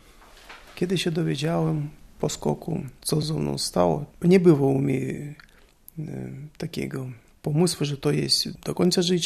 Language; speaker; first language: Polish; non-native, learner; Russian